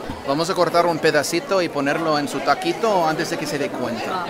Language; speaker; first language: Spanish; non-native, fluent; English